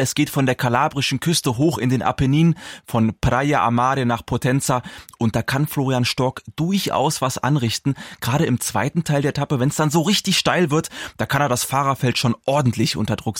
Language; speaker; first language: German; native; German